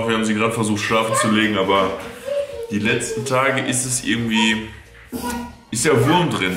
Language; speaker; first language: German; native; German